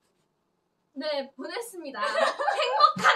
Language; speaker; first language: Korean; early bilingual, heritage; Korean